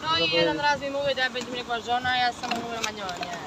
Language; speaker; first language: Polish; non-native, learner; Croatian